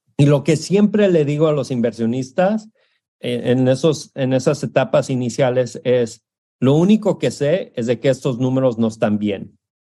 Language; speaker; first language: Spanish; early bilingual, heritage; Spanish